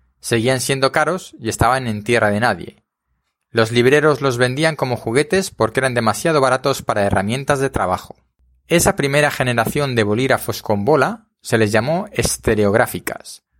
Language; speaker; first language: Spanish; native; Spanish